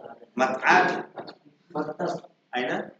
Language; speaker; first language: Arabic; non-native, fluent; Indonesian